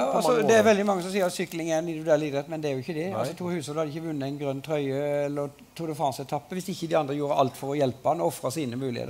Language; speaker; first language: Norwegian; native; Norwegian